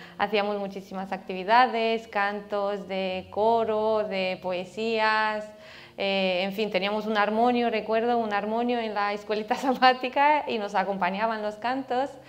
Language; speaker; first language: Spanish; non-native, fluent; Romanian